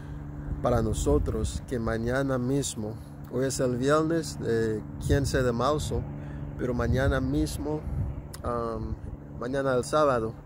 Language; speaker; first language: Spanish; non-native, local second language; Haitian Creole